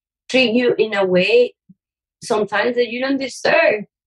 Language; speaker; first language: English; non-native, fluent; Spanish